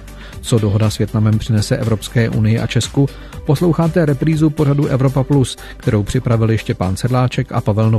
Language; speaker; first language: Czech; native; Czech